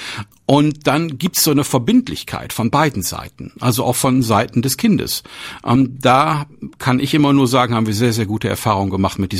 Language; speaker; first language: German; native; German